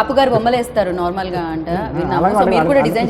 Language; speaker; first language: Telugu; native; Telugu